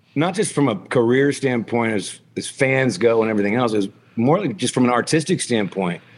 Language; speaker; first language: English; native; English